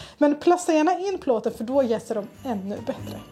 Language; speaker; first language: Swedish; native; Swedish